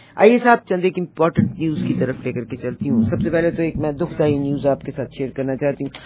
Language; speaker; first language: Urdu; native; Urdu